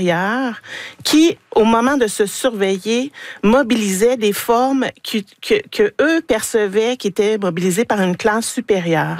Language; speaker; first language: French; native; French